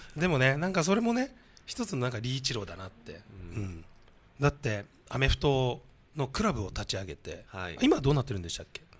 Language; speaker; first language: Japanese; native; Japanese